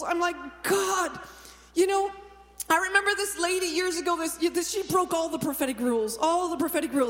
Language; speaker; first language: English; native; English